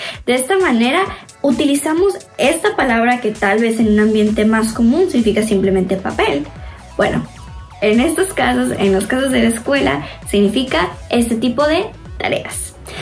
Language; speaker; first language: Spanish; native; Spanish